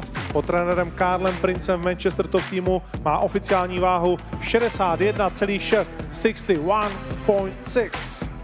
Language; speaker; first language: Czech; native; Czech